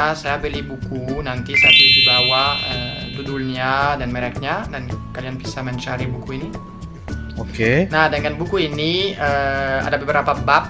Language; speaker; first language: Indonesian; non-native, fluent; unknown